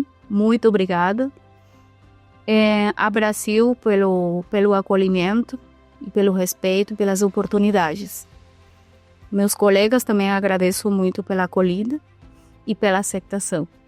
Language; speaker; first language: Portuguese; non-native, fluent; Spanish